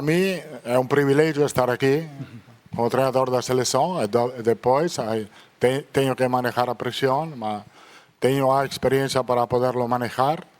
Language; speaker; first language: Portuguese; non-native, learner; Italian